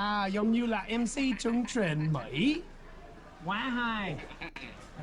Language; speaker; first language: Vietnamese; non-native, fluent; English